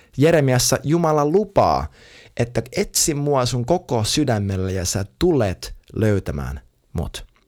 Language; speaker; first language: Finnish; native; Finnish